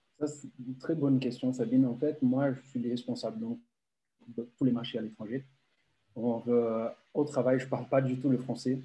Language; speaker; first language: French; non-native, fluent; Portuguese